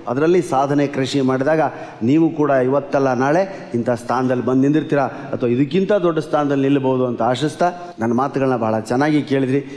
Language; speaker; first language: Kannada; native; Kannada